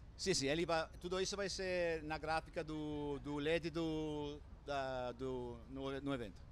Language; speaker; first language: Portuguese; non-native, fluent; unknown